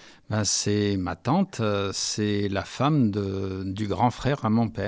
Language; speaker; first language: French; early bilingual, heritage; French